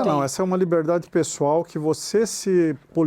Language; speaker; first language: Portuguese; native; Portuguese